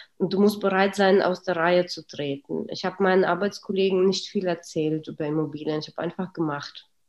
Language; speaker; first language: German; early bilingual, other home language; Russian